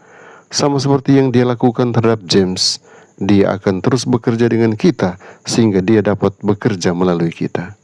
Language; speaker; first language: Indonesian; native; Indonesian